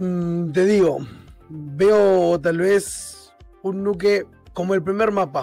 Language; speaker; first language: Spanish; native; Spanish